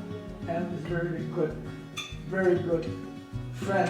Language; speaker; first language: English; non-native, learner; French